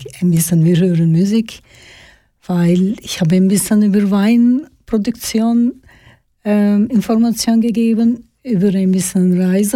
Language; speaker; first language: German; non-native, fluent; Georgian